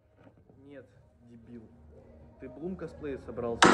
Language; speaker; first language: Russian; native; Russian